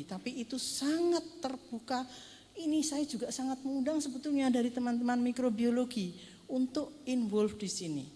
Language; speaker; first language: Indonesian; native; Indonesian